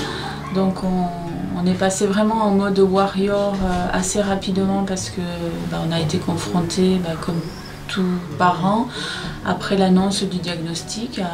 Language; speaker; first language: French; native; French